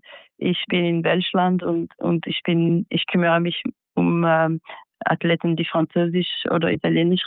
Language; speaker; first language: German; non-native, fluent; French